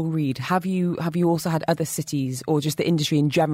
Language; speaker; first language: English; native; English